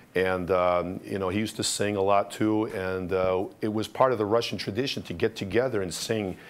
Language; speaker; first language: English; early bilingual, other home language; Russian